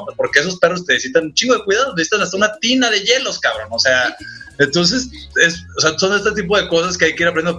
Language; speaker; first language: Spanish; native; Spanish